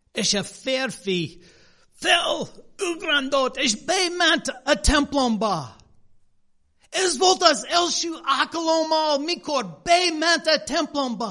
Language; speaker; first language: Hungarian; non-native, fluent; English